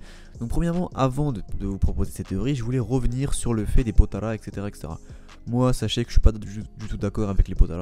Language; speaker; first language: French; native; French